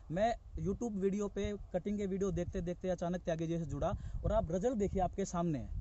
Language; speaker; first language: Hindi; native; Hindi